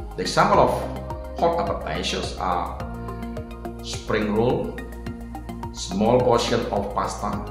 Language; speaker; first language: English; non-native, fluent; Indonesian